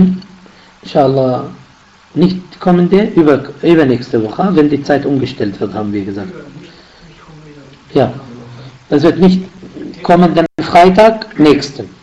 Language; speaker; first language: German; non-native, fluent; Arabic